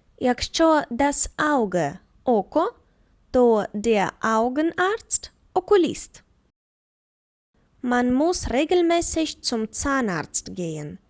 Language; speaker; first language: German; non-native, fluent; Ukrainian